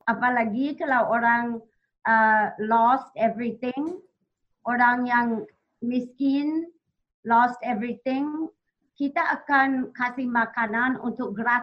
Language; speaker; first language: Indonesian; non-native, learner; English